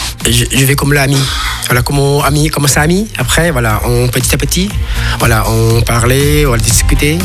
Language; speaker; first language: French; non-native, learner; Chinese